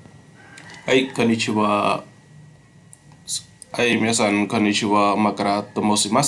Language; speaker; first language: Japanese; non-native, learner; Khmer